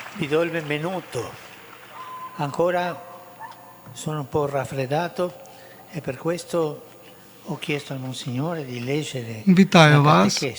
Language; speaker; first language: Italian; early bilingual, heritage; Spanish